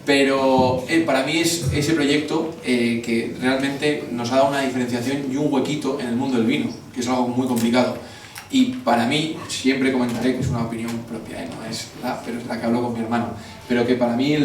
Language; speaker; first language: Spanish; native; Spanish